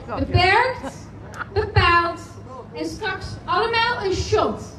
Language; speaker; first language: Dutch; early bilingual, other home language; Spanish